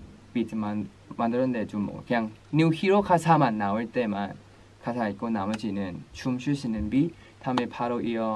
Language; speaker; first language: Korean; non-native, fluent; Thai